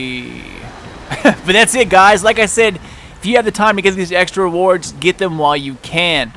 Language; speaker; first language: English; native; English